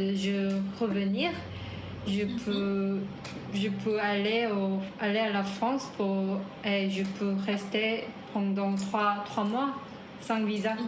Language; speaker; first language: French; non-native, learner; Korean